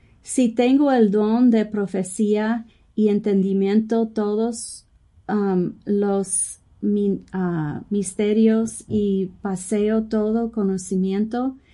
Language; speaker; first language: Spanish; non-native, fluent; English